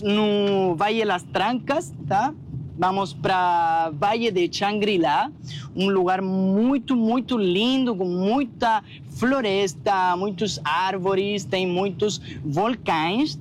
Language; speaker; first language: Portuguese; non-native, learner; Spanish